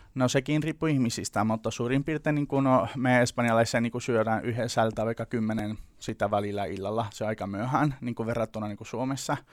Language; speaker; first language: Finnish; non-native, learner; Spanish